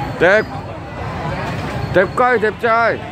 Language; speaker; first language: Vietnamese; non-native, learner; Korean